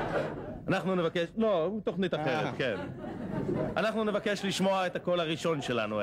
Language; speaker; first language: Hebrew; native; Hebrew